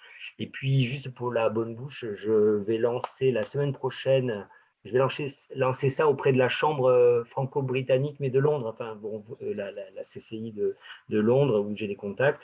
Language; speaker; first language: French; native; French